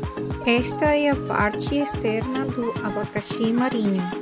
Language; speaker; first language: Portuguese; non-native, fluent; Korean